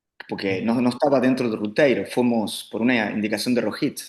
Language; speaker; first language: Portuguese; non-native, learner; Spanish